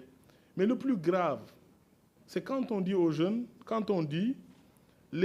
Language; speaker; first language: French; non-native, local second language; Wolof